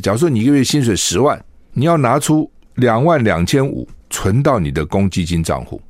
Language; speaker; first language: Chinese; native; Chinese